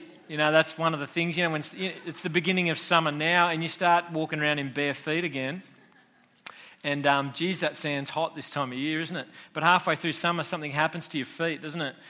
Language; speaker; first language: English; native; English